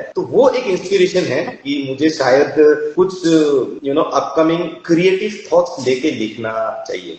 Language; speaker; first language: Hindi; non-native, local second language; Assamese